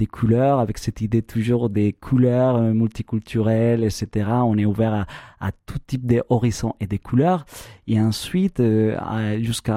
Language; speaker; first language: French; non-native, fluent; Spanish